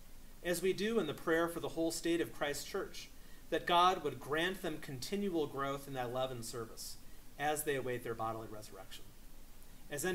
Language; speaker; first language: English; native; English